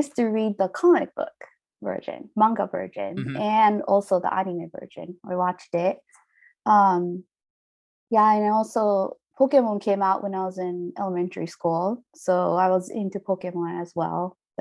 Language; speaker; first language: English; non-native, fluent; Japanese